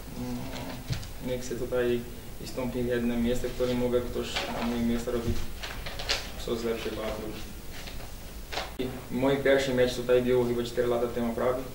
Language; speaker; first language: Polish; non-native, learner; Portuguese